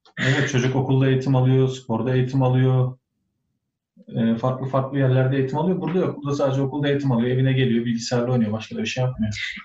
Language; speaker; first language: Turkish; early bilingual, heritage; Turkish